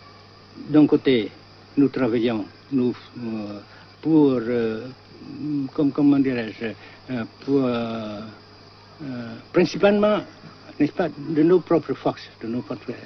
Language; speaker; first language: French; non-native, fluent; Vietnamese